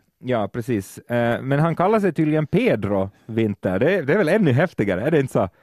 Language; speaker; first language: Swedish; native; Swedish